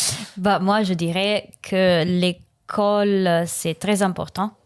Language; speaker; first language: French; non-native, learner; Italian